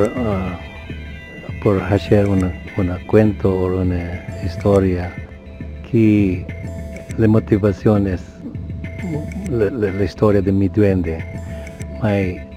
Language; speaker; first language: Spanish; non-native, learner; Filipino